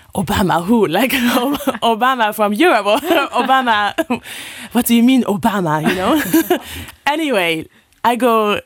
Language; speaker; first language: English; non-native, fluent; Luxembourgish